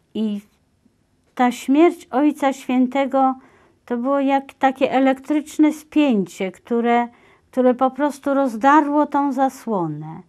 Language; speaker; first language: Polish; native; Polish